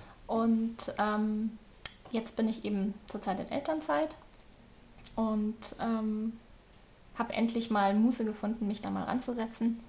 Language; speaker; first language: German; native; German